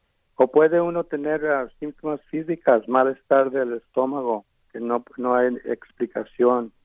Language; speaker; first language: Spanish; early bilingual, heritage; Spanish